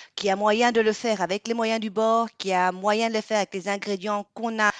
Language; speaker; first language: French; non-native, fluent; Vietnamese